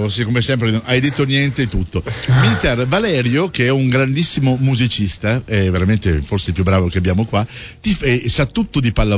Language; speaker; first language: Italian; native; Italian